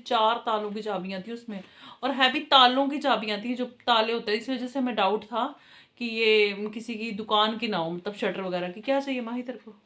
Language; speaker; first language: Hindi; non-native, local second language; Punjabi